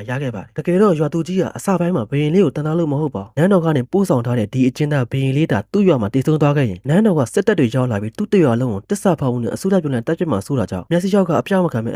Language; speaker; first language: Burmese; native; Burmese